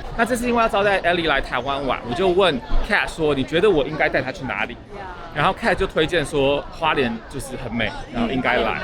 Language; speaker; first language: Chinese; native; Chinese